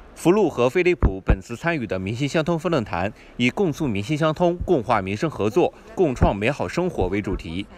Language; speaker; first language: Chinese; native; Chinese